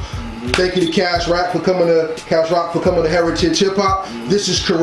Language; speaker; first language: English; native; English